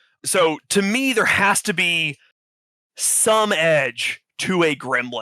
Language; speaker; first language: English; native; English